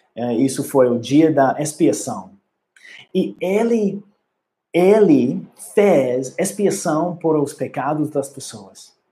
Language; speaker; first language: Portuguese; non-native, learner; English